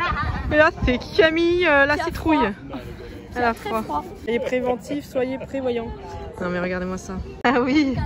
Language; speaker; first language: French; native; French